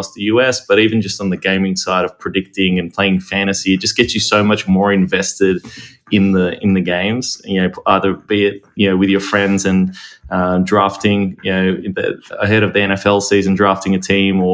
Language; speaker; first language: English; native; English